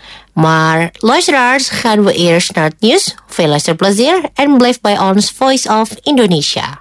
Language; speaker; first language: Dutch; non-native, fluent; Indonesian